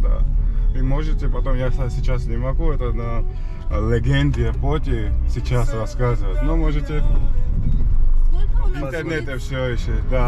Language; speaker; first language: Russian; non-native, fluent; Georgian